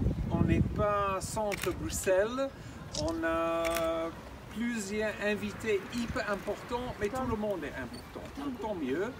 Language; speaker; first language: French; non-native, fluent; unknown